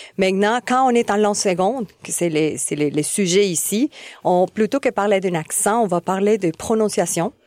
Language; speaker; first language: French; non-native, fluent; Spanish